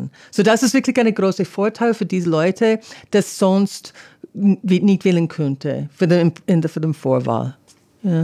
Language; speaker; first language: German; non-native, fluent; English